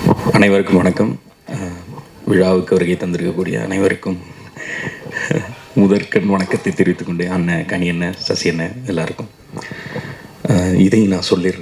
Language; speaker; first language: Tamil; native; Tamil